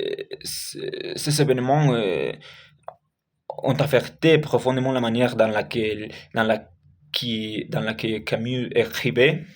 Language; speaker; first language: French; non-native, learner; Spanish